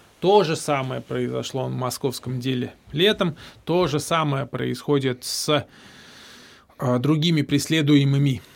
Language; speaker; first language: Russian; native; Russian